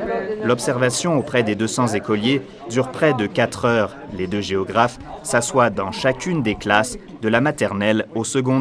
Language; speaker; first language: French; native; French